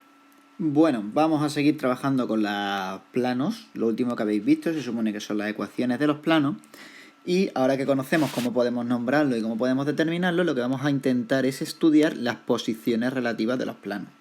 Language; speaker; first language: Spanish; native; Spanish